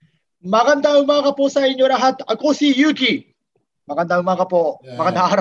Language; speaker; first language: Filipino; non-native, learner; Japanese